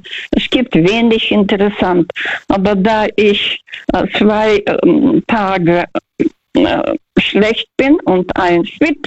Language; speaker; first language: German; non-native, learner; Russian